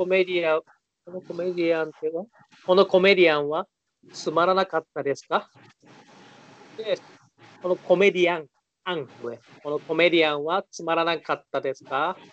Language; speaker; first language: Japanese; non-native, learner; Spanish